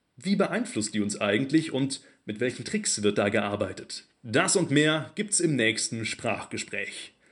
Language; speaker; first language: German; native; German